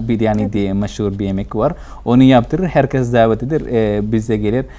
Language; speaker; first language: Turkish; non-native, fluent; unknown